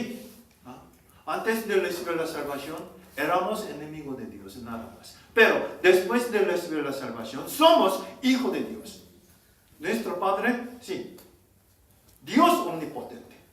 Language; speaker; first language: Spanish; non-native, learner; Korean